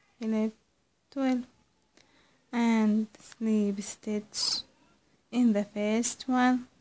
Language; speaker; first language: English; non-native, learner; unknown